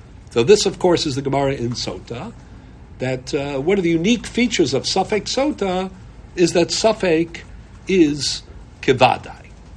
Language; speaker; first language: English; native; English